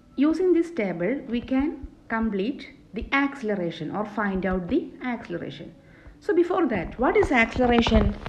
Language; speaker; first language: English; non-native, local second language; Malayalam